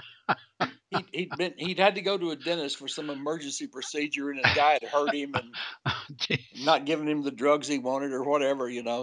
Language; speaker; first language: English; native; English